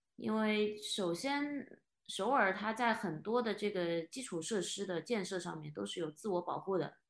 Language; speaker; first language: Chinese; native; Chinese